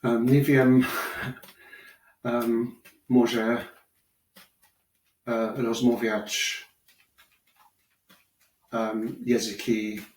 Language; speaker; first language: Polish; non-native, learner; English